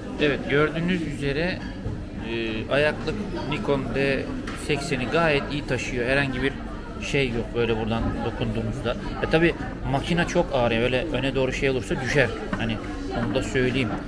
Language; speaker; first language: Turkish; native; Turkish